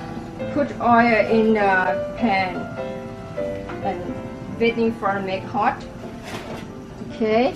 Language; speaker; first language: English; non-native, learner; Thai